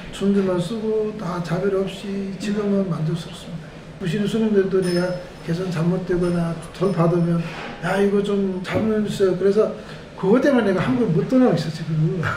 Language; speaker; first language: Korean; non-native, fluent; Nepali